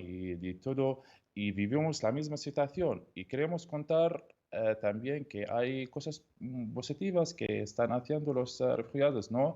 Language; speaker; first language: Spanish; non-native, learner; Arabic